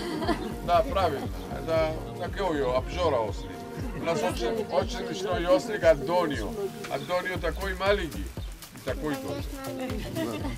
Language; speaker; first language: Russian; non-native, learner; Greek